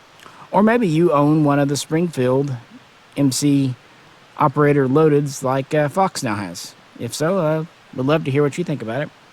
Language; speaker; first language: English; native; English